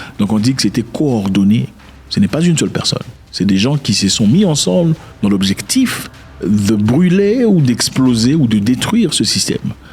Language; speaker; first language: French; non-native, local second language; Lingala